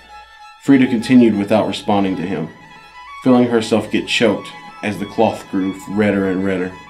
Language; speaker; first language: English; native; English